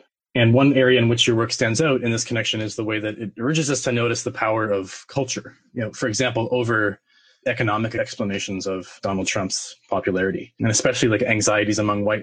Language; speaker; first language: English; native; English